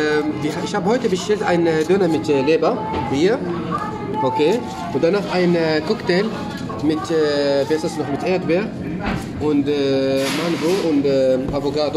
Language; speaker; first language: German; non-native, learner; Arabic